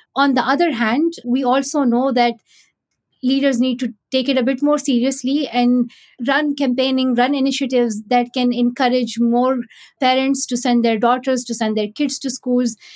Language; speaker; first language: English; non-native, local second language; Pashto